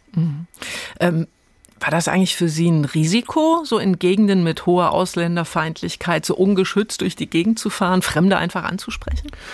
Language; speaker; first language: German; native; German